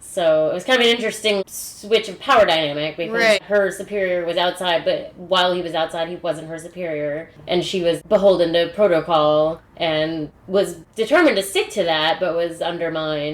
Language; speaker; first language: English; native; English